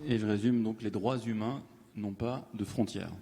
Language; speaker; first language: French; native; French